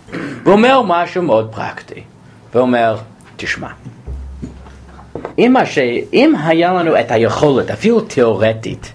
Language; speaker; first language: Hebrew; non-native, fluent; English